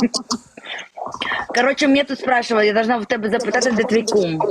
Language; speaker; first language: Ukrainian; native; Ukrainian